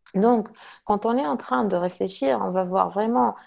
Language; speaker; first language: French; non-native, local second language; Arabic